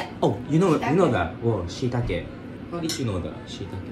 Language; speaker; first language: English; non-native, learner; Japanese